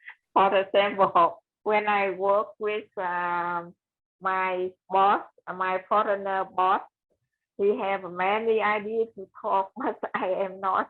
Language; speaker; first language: English; non-native, learner; Vietnamese